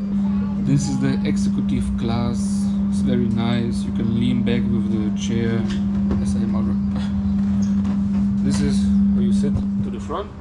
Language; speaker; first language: English; non-native, fluent; German